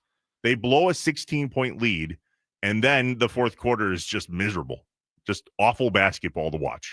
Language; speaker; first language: English; native; English